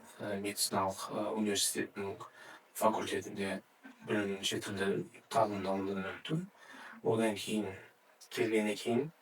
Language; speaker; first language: Kazakh; native; Kazakh